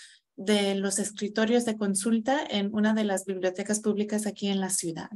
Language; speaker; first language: Spanish; non-native, fluent; English